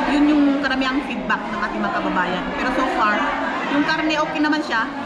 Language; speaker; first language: Filipino; non-native, local second language; Iloko